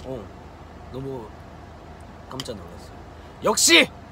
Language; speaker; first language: Korean; non-native, fluent; Cantonese